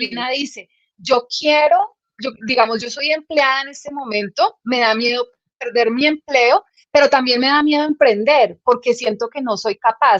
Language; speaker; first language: Spanish; native; Spanish